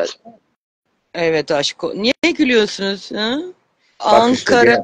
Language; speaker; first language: Turkish; native; Turkish